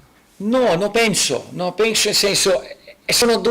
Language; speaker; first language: Italian; non-native, fluent; Portuguese